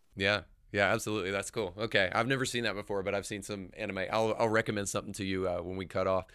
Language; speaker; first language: English; native; English